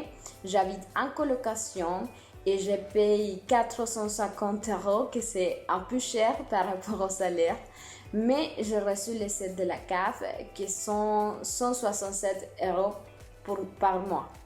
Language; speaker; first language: French; non-native, fluent; Spanish